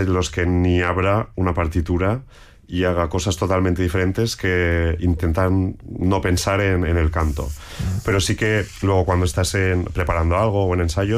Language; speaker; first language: Spanish; non-native, local second language; Catalan